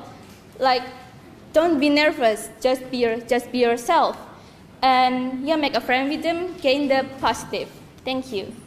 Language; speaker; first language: English; non-native, learner; Indonesian